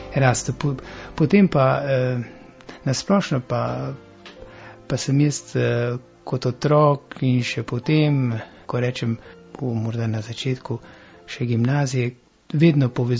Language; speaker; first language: Slovenian; early bilingual, heritage; Slovenian